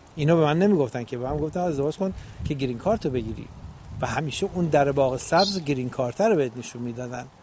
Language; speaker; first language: Persian; native; Persian